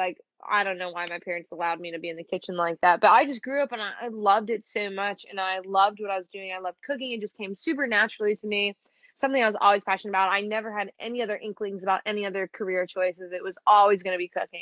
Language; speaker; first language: English; native; English